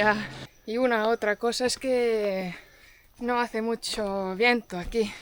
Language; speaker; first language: Spanish; non-native, fluent; Portuguese